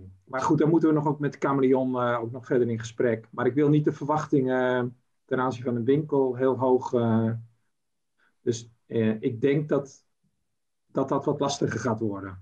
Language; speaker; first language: Dutch; native; Dutch